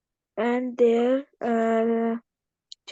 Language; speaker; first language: English; non-native, local second language; Urdu